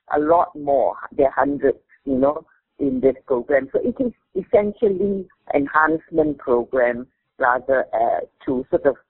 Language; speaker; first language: English; non-native, local second language; Min Nan Chinese